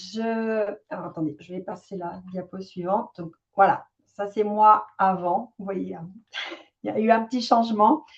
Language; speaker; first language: French; native; French